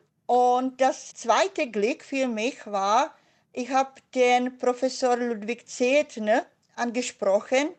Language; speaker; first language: German; non-native, fluent; Czech